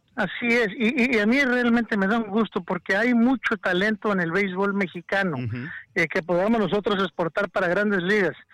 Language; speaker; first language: Spanish; native; Spanish